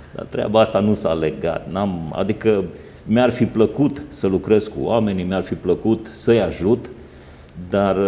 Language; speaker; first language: Romanian; native; Romanian